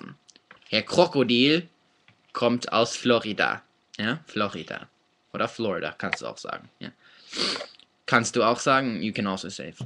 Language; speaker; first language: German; non-native, fluent; English